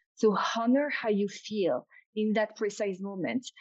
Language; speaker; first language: English; non-native, fluent; French